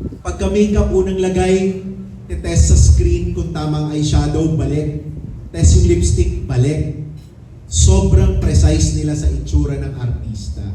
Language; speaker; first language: Filipino; native; Filipino